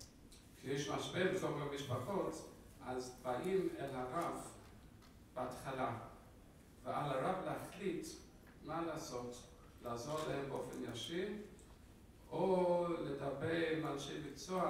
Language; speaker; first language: Hebrew; non-native, fluent; English